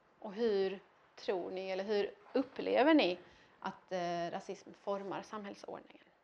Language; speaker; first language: Swedish; early bilingual, other home language; Arabic